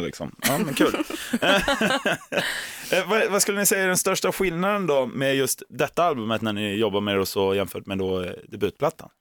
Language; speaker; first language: Swedish; native; Swedish